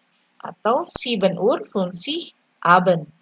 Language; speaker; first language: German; non-native, fluent; Indonesian